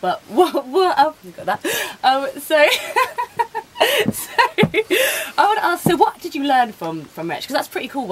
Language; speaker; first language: English; native; English